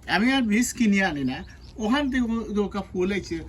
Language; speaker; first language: Bangla; non-native, local second language; Sylheti